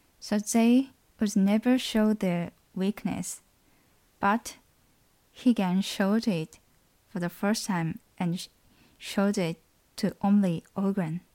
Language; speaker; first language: English; non-native, learner; Japanese